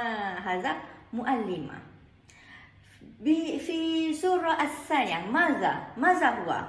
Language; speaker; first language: Arabic; non-native, learner; Malay